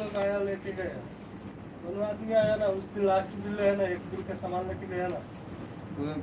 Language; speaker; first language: Hindi; non-native, learner; Bangla